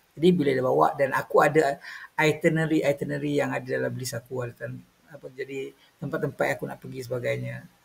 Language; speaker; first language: Malay; native; Malay